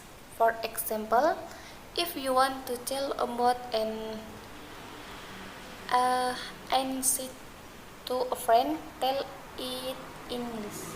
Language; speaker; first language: English; non-native, learner; Indonesian